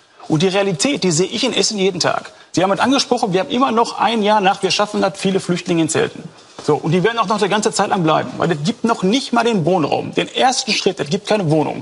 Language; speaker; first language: German; native; German